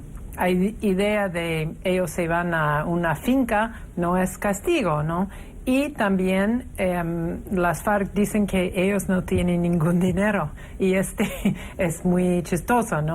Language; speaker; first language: Spanish; non-native, fluent; English